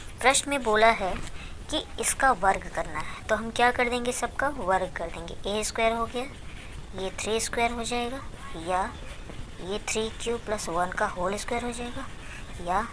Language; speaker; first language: Hindi; native; Hindi